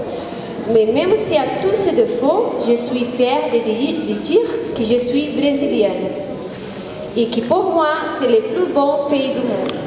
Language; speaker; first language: French; non-native, fluent; Portuguese